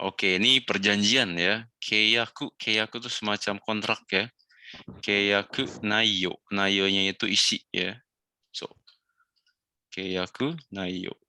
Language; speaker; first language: Indonesian; native; Indonesian